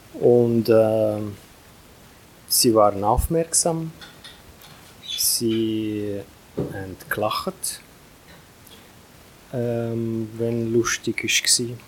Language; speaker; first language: German; non-native, learner; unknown